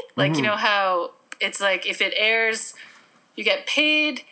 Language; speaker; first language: English; native; English